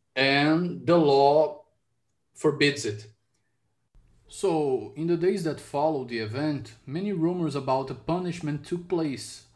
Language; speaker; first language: English; non-native, fluent; Portuguese